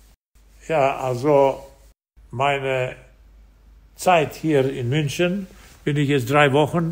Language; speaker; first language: German; non-native, fluent; Serbian